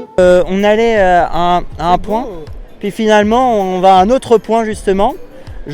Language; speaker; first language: French; native; French